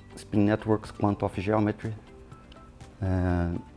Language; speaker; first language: English; non-native, fluent; Portuguese